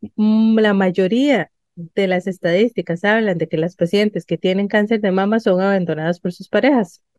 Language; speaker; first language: Spanish; native; Spanish